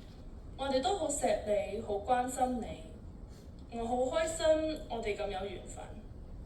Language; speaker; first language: Cantonese; early bilingual, heritage; Cantonese